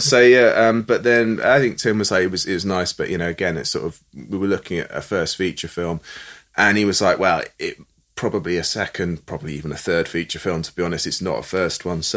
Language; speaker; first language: English; native; English